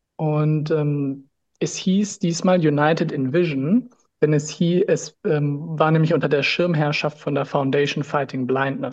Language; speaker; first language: German; native; German